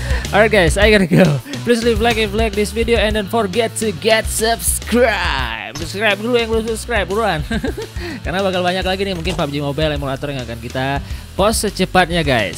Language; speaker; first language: English; non-native, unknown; Indonesian